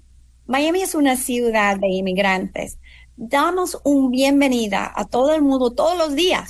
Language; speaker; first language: Spanish; non-native, fluent; English